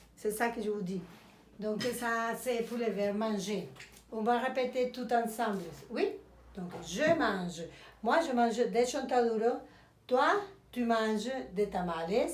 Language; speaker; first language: French; non-native, fluent; Spanish